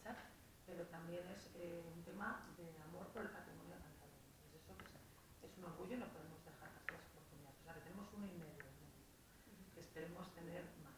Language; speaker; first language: Spanish; native; Spanish